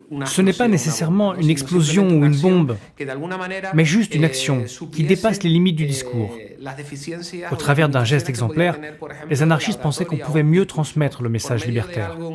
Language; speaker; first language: French; native; French